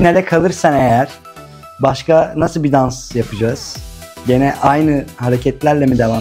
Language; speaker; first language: Turkish; native; Turkish